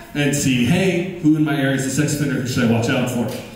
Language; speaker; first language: English; native; English